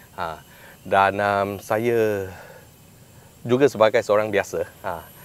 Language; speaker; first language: Malay; non-native, local second language; Chinese